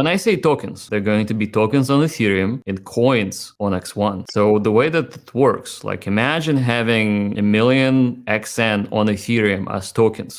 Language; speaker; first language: English; native; English